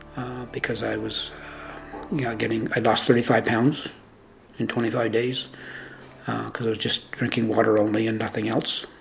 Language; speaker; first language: English; native; English